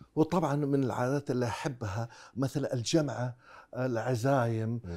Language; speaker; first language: Arabic; non-native, fluent; Chinese